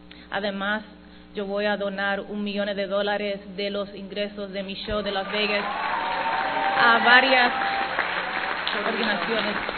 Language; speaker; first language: Spanish; early bilingual, heritage; Spanish